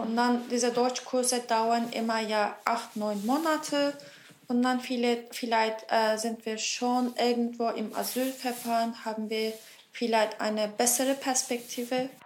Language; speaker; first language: German; non-native, fluent; Turkish